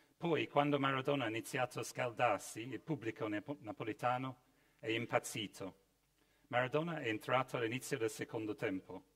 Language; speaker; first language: Italian; non-native, fluent; English